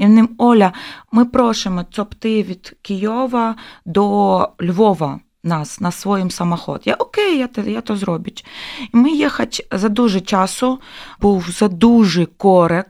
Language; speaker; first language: Ukrainian; non-native, local second language; Russian